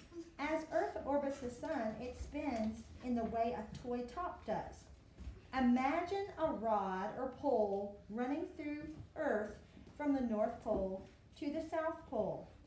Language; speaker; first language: English; native; English